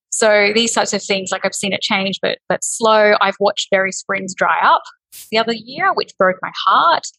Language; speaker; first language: English; native; English